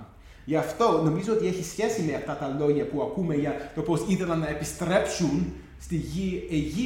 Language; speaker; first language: Greek; non-native, fluent; English